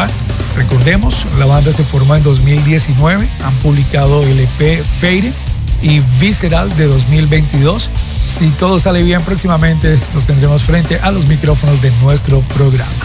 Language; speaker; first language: Spanish; native; Spanish